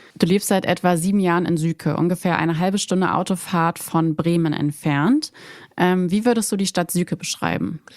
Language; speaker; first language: German; native; German